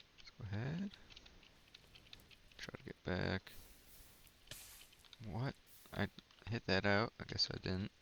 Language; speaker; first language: English; native; English